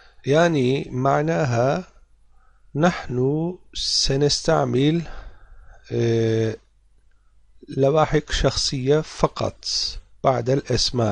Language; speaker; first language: Arabic; non-native, fluent; Turkish